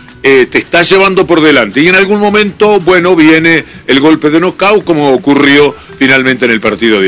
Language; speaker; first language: Spanish; native; Spanish